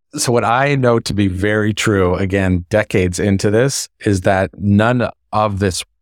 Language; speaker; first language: English; native; English